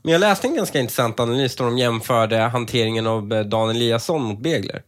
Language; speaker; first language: Swedish; early bilingual, other home language; Persian